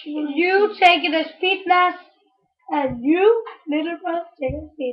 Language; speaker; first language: English; non-native, learner; Danish